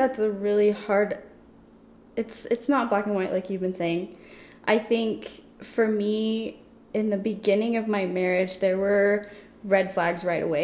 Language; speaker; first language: English; native; English